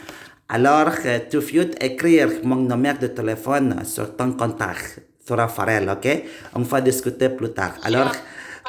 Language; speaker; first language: French; non-native, learner; Indonesian